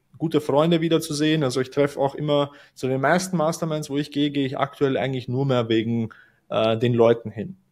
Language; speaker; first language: German; native; German